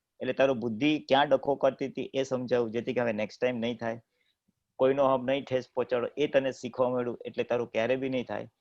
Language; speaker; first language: Gujarati; native; Gujarati